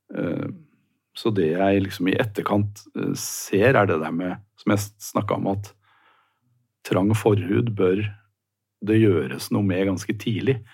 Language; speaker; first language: Norwegian; native; Norwegian